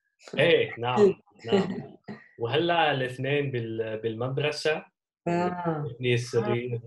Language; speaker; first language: Arabic; non-native, learner; Dutch